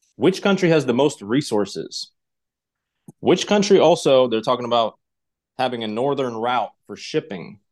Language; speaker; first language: English; non-native, fluent; Uzbek